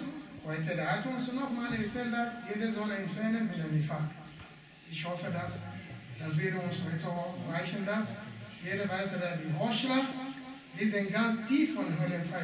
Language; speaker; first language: German; non-native, learner; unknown